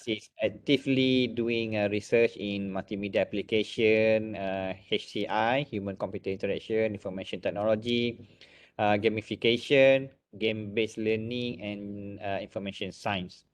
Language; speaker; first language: English; non-native, fluent; Malay